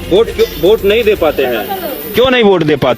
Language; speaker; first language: Hindi; native; Hindi